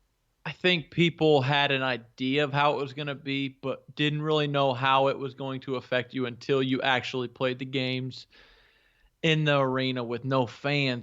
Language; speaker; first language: English; native; English